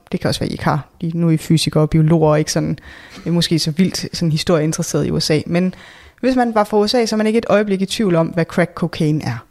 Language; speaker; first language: Danish; native; Danish